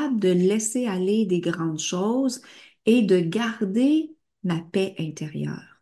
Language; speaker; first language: French; native; French